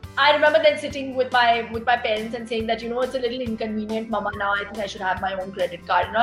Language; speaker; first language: English; non-native, local second language; Tulu